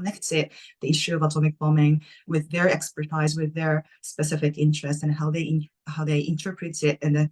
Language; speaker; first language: English; non-native, fluent; Japanese